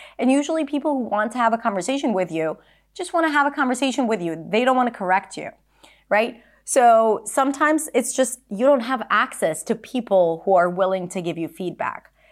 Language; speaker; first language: English; non-native, fluent; Hebrew